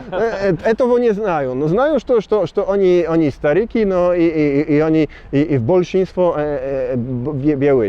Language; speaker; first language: Russian; non-native, learner; Polish